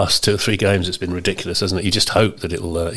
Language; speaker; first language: English; native; English